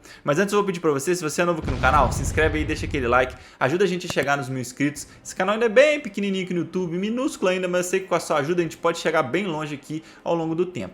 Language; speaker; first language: Portuguese; native; Portuguese